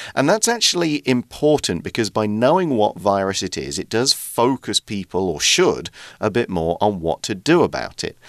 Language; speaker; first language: English; native; English